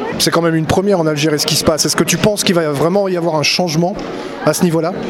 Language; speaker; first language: French; native; French